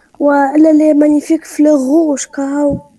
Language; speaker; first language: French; non-native, learner; Arabic